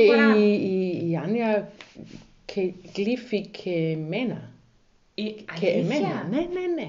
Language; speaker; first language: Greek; non-native, learner; German